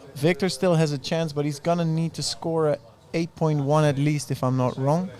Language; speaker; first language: English; non-native, fluent; Dutch